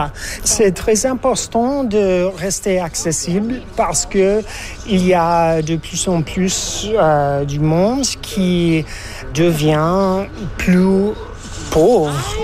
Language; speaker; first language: French; non-native, fluent; English